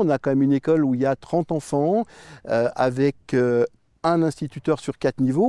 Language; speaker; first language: French; native; French